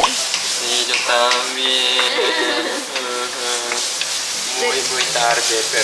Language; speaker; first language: Spanish; non-native, learner; Japanese